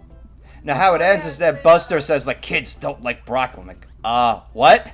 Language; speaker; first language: English; native; English